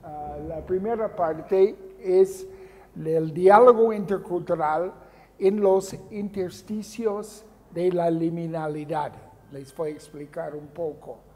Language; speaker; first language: Spanish; non-native, fluent; English